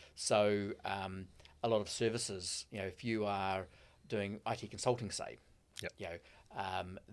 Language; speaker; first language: English; native; English